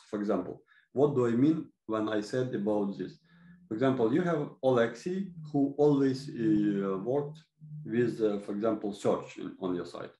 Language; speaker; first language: English; non-native, fluent; Ukrainian